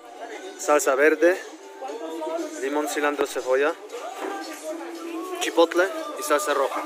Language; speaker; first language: Spanish; non-native, fluent; Polish